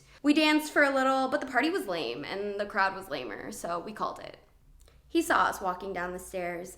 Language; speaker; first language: English; native; English